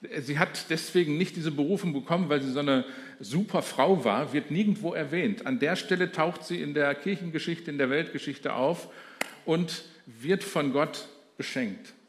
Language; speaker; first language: German; native; German